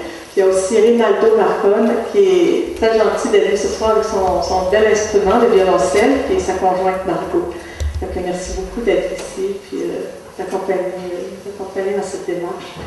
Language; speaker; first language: French; native; French